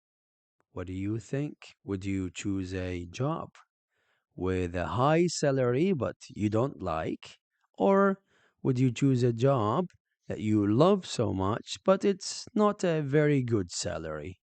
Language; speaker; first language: English; non-native, fluent; Arabic